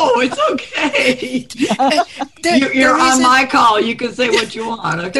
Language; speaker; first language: English; native; English